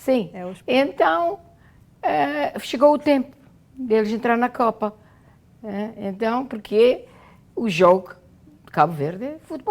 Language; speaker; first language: Portuguese; non-native, local second language; Kabuverdianu